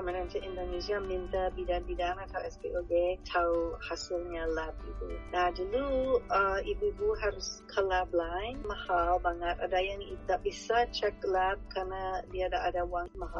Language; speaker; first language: Indonesian; non-native, fluent; English